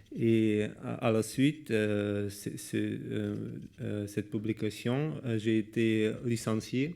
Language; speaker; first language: French; non-native, learner; Russian